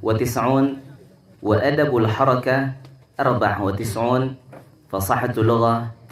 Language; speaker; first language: Arabic; non-native, fluent; Indonesian